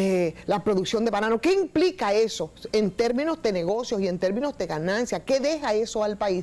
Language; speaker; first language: Spanish; native; Spanish